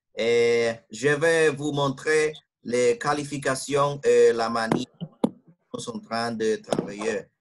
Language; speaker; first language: French; non-native, learner; Spanish